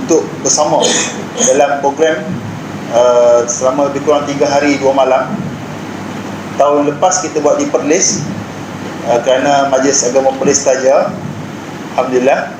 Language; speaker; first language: Malay; native; Malay